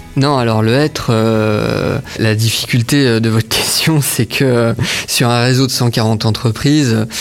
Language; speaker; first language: French; native; French